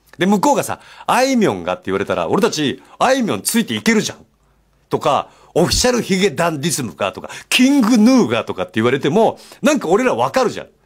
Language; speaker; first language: Japanese; native; Japanese